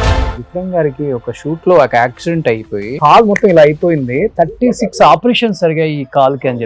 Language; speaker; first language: Telugu; native; Telugu